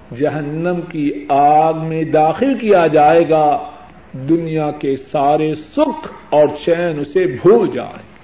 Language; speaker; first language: Urdu; non-native, local second language; Punjabi